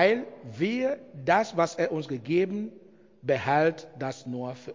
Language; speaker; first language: German; non-native, learner; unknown